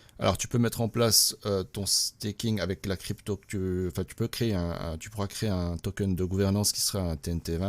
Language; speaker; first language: French; native; French